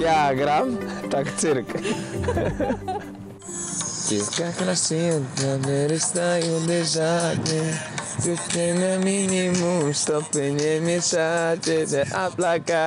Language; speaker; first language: Russian; non-native, learner; Polish